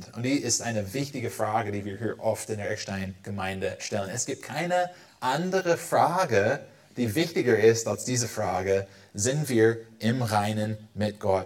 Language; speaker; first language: German; non-native, fluent; English